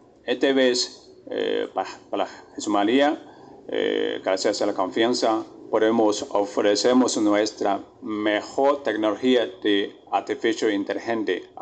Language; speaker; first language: Spanish; non-native, learner; Chinese